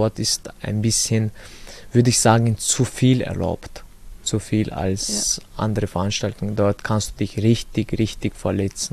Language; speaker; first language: German; early bilingual, other home language; Chechen